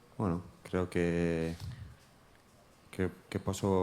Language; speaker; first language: Italian; non-native, learner; Spanish